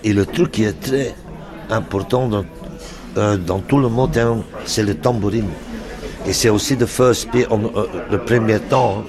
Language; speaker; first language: French; non-native, local second language; Dutch